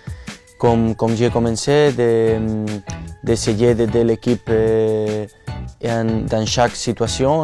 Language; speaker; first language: French; non-native, fluent; Spanish